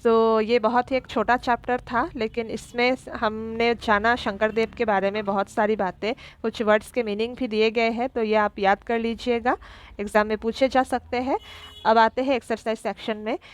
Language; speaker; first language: Hindi; non-native, local second language; Assamese